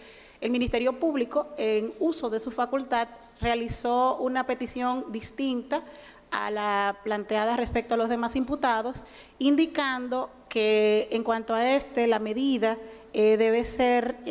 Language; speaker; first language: Spanish; native; Spanish